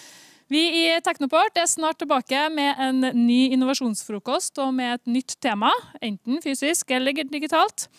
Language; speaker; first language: Norwegian; native; Norwegian